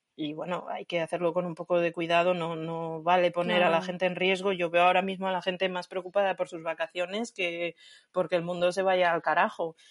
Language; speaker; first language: Spanish; native; Spanish